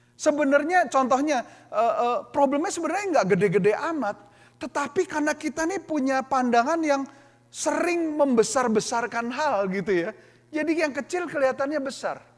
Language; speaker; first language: Indonesian; native; Indonesian